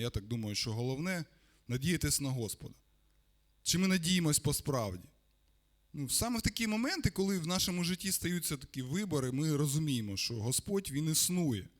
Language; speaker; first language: Ukrainian; non-native, local second language; Russian